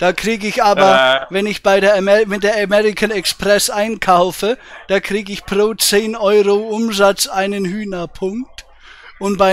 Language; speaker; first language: German; native; German